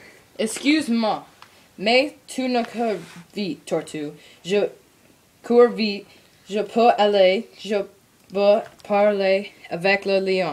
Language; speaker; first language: French; non-native, learner; English